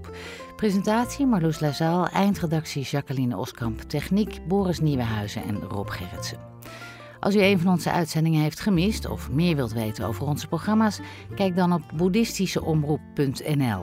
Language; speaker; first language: Dutch; native; Dutch